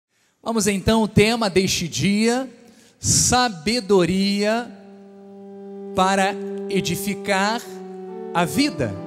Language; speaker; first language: Portuguese; native; Portuguese